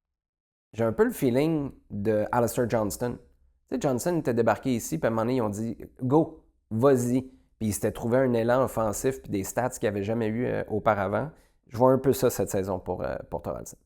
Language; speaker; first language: French; native; French